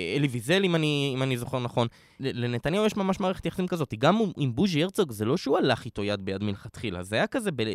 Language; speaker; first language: Hebrew; native; Hebrew